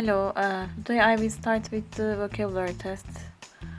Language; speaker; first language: English; non-native, learner; Turkish